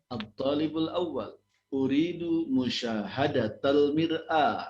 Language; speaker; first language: Arabic; non-native, fluent; Indonesian